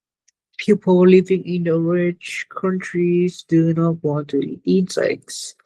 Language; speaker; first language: English; non-native, learner; Vietnamese